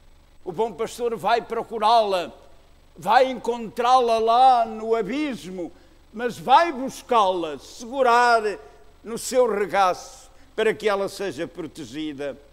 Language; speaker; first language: Portuguese; native; Portuguese